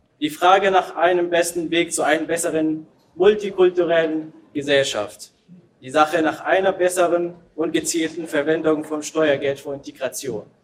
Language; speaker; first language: German; non-native, fluent; Arabic